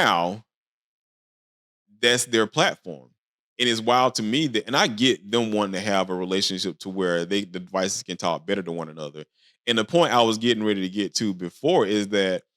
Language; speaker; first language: English; native; English